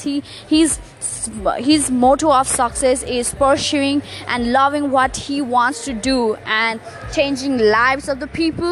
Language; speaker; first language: English; non-native, local second language; Nepali